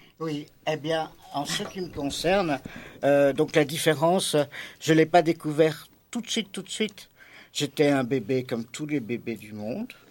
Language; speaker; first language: French; native; French